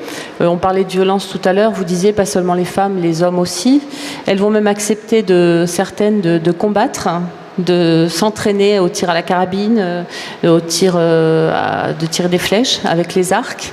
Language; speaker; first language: French; native; French